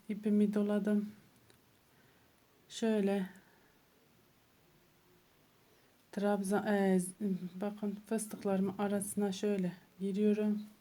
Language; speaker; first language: Turkish; native; Turkish